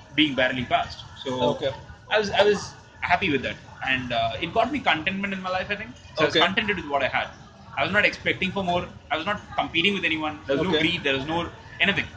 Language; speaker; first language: English; non-native, local second language; Tamil